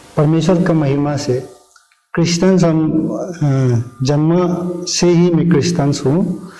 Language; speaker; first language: Hindi; non-native, local second language; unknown